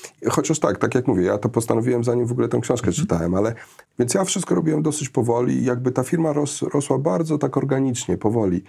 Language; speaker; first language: Polish; early bilingual, heritage; Polish